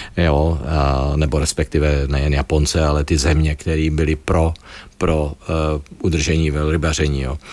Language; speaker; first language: Czech; native; Czech